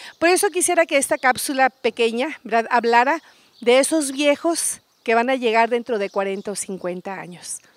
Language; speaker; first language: Spanish; native; Spanish